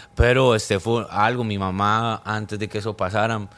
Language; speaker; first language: Spanish; non-native, fluent; French